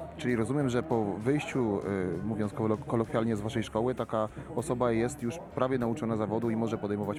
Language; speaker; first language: Polish; native; Polish